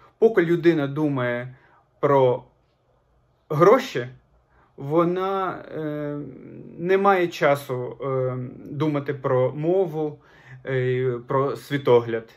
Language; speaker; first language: Ukrainian; non-native, fluent; Azerbaijani